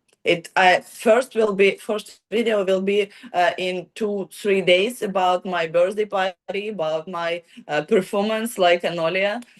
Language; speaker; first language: English; non-native, learner; Ukrainian